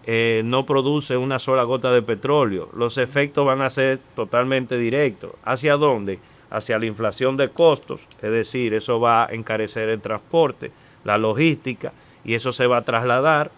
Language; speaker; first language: Spanish; native; Spanish